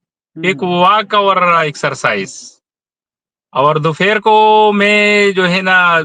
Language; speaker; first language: Hindi; non-native, local second language; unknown